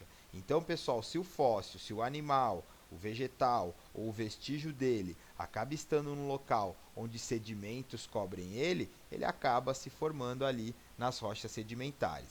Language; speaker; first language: Portuguese; native; Portuguese